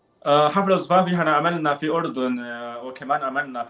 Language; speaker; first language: Arabic; non-native, learner; Chinese